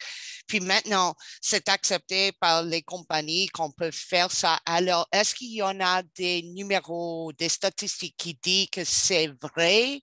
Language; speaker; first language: French; non-native, learner; English